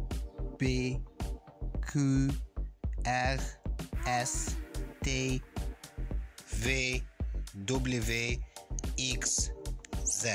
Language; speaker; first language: French; non-native, fluent; Arabic